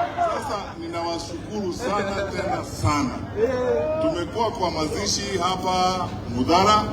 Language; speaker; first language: Swahili; non-native, local second language; Gusii